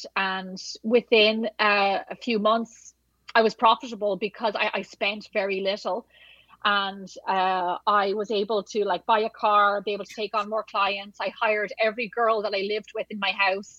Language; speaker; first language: English; native; English